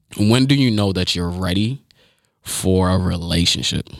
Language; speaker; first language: English; early bilingual, other home language; Haitian Creole